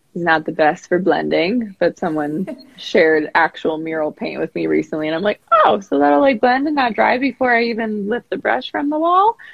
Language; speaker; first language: English; native; English